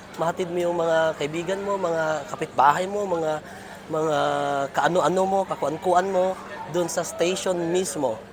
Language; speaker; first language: Filipino; non-native, local second language; Cebuano